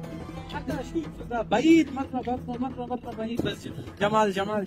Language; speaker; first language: Arabic; non-native, learner; Bangla